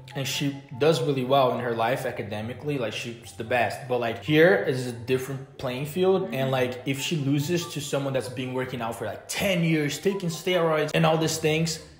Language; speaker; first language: English; non-native, fluent; Portuguese